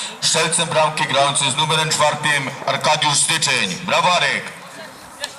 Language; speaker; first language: Polish; native; Polish